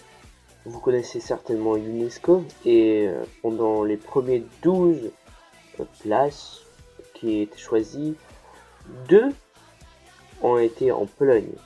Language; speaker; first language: French; early bilingual, heritage; French